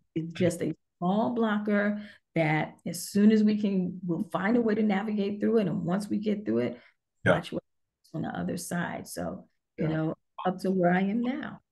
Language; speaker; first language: English; native; English